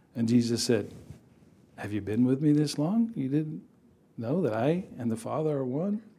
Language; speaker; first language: English; native; English